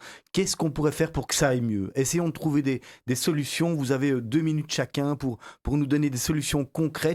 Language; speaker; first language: French; native; French